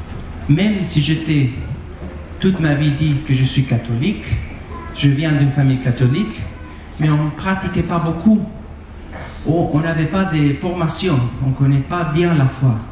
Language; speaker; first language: French; non-native, fluent; Spanish